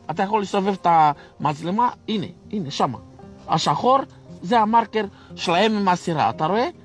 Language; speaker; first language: Hebrew; non-native, fluent; Romanian